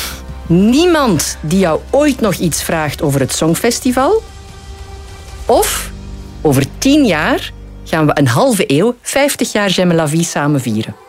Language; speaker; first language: Dutch; native; Dutch